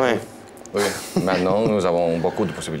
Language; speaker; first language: French; non-native, learner; Spanish